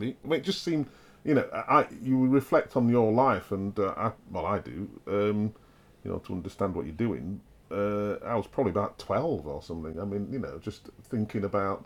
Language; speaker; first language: English; native; English